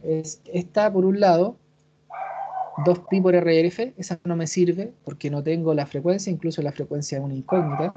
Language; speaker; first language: Spanish; native; Spanish